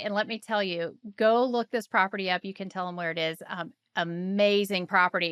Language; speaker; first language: English; native; English